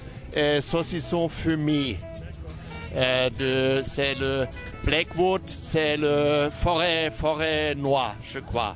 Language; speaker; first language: French; non-native, learner; German